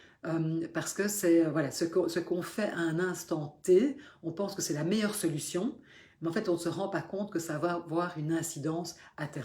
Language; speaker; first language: French; native; French